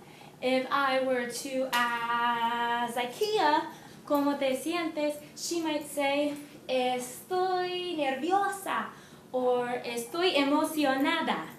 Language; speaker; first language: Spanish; non-native, fluent; English